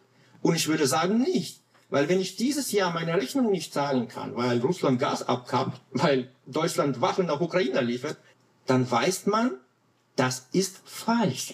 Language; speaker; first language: German; non-native, fluent; Russian